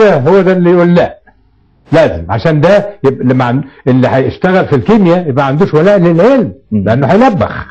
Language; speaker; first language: Arabic; native; Arabic